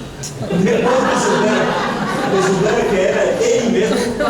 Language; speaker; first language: Portuguese; non-native, fluent; Italian